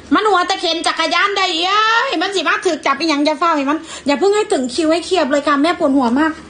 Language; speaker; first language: Thai; native; Thai